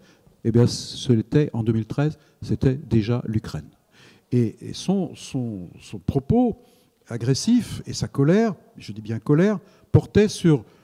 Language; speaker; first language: French; native; French